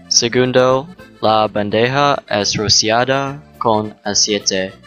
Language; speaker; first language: Spanish; non-native, learner; English